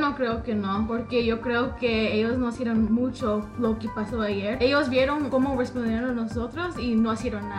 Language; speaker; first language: Spanish; early bilingual, heritage; English